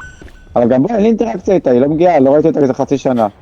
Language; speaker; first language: Hebrew; native; Hebrew